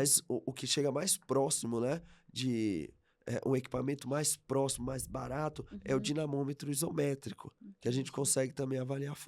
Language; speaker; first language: Portuguese; native; Portuguese